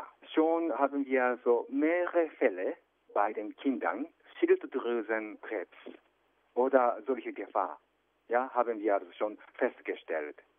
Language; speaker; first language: German; non-native, fluent; Japanese